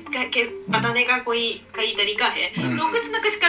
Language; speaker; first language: Hindi; non-native, fluent; Japanese